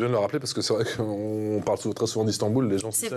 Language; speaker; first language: French; native; French